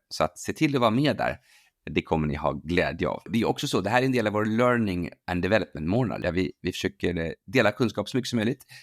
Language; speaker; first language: Swedish; native; Swedish